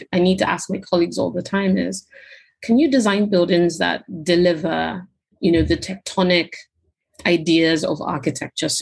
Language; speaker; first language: English; non-native, local second language; Yoruba